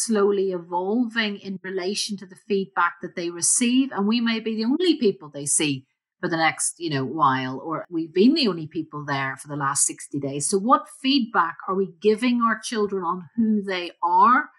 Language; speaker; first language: English; native; English